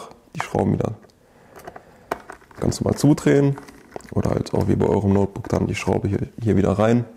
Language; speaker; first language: German; native; German